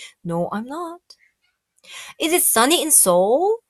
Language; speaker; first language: English; non-native, fluent; Korean